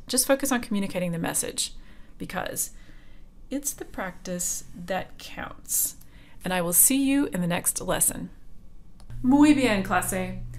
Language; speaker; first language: English; native; English